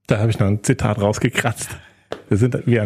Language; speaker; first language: German; native; German